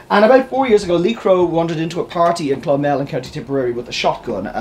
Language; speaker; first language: English; native; English